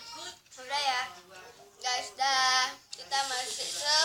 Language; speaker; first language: Indonesian; non-native, local second language; Javanese